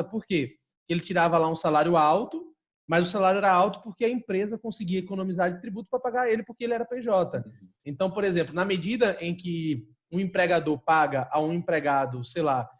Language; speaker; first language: Portuguese; native; Portuguese